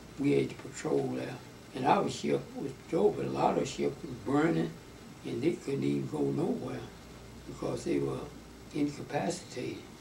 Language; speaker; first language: English; native; English